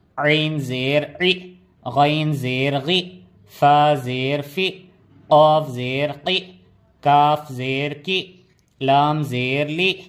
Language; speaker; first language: Urdu; native; Urdu